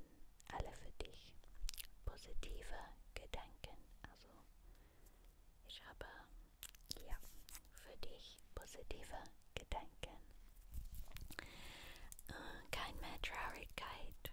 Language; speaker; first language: German; non-native, learner; English